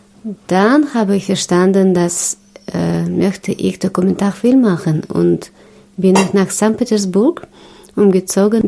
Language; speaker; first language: German; non-native, learner; Russian